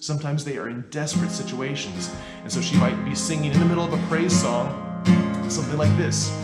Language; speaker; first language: English; native; English